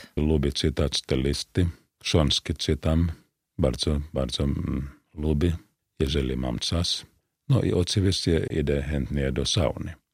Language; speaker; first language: Polish; non-native, fluent; Finnish